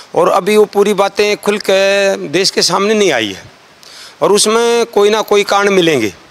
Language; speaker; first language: Hindi; native; Hindi